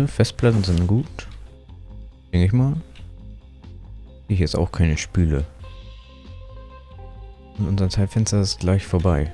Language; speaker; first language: German; native; German